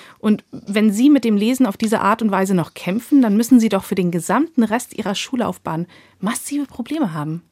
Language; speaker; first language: German; early bilingual, other home language; Bosnian